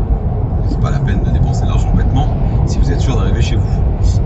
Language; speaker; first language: French; native; French